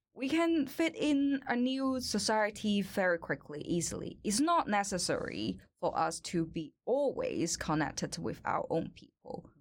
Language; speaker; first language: English; non-native, local second language; Cantonese